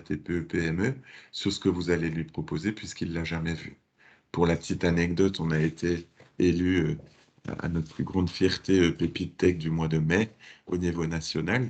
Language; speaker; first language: French; native; French